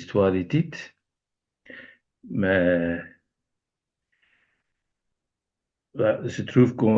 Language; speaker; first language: French; non-native, fluent; Dutch